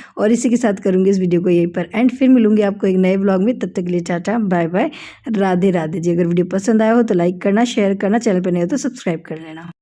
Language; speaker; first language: Hindi; native; Hindi